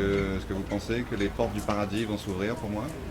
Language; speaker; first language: French; native; French